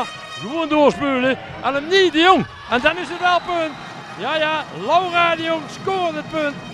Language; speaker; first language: Dutch; native; Dutch